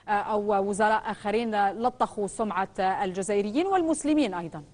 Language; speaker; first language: Arabic; native; Arabic